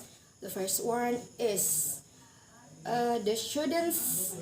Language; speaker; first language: English; non-native, learner; Indonesian